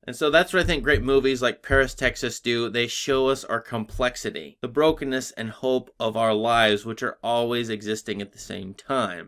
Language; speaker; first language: English; native; English